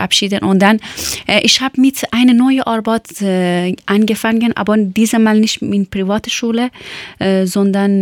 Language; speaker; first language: German; non-native, learner; Persian